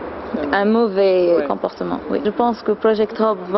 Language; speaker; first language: French; non-native, fluent; Arabic